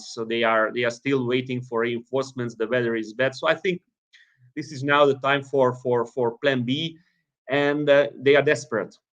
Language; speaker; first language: English; non-native, fluent; Hungarian